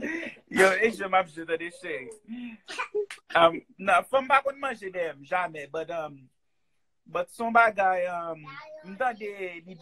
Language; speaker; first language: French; non-native, learner; Haitian Creole